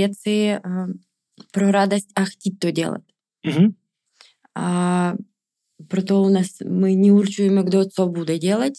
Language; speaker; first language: Czech; non-native, fluent; Russian